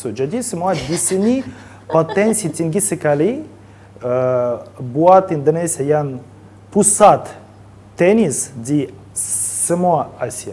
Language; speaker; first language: Indonesian; non-native, learner; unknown